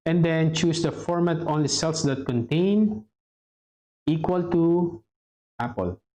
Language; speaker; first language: English; non-native, local second language; Filipino